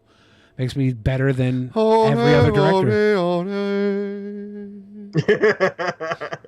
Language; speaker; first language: English; native; English